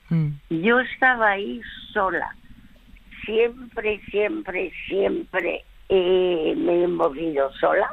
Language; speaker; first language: Spanish; early bilingual, other home language; French